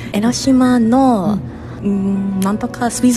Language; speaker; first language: Japanese; non-native, learner; English